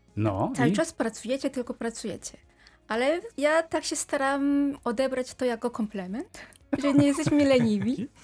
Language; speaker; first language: Polish; non-native, fluent; Korean